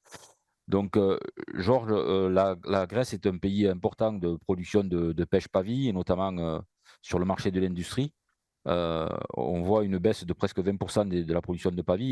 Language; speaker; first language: French; native; French